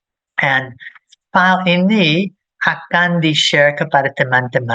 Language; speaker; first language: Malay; non-native, fluent; English